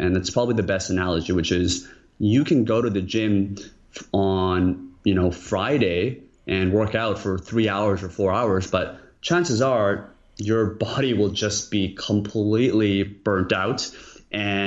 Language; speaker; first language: English; early bilingual, other home language; Korean